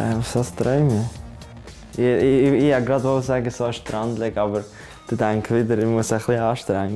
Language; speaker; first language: German; non-native, fluent; Latvian